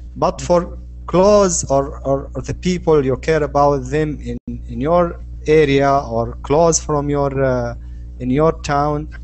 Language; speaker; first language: English; non-native, learner; Arabic